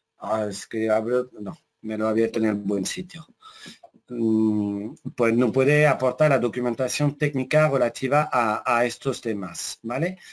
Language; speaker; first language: Spanish; non-native, fluent; French